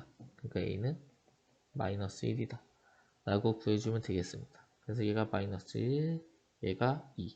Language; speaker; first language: Korean; native; Korean